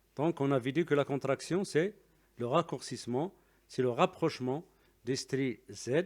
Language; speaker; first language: French; non-native, local second language; Arabic